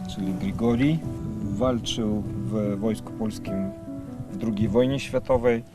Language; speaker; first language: Polish; early bilingual, heritage; Kazakh